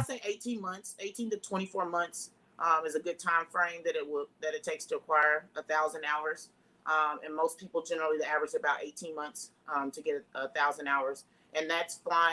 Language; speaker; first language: English; native; English